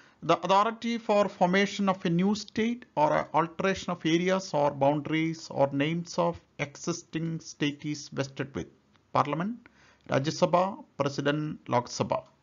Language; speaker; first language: English; non-native, local second language; Malayalam